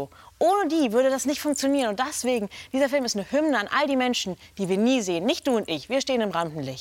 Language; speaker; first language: German; native; German